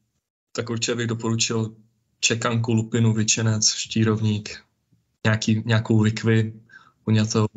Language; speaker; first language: Czech; native; Czech